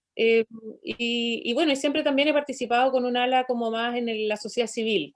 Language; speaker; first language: Spanish; native; Spanish